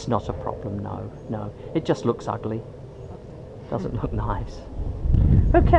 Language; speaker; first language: English; native; English